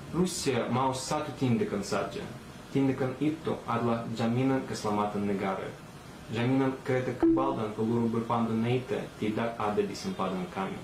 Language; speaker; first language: Malay; non-native, fluent; Russian